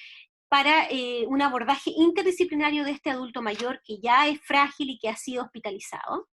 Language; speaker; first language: Spanish; native; Spanish